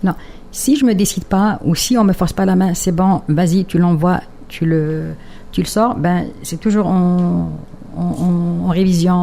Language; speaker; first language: French; non-native, local second language; Arabic